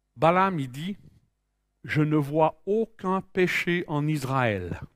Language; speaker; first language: French; native; French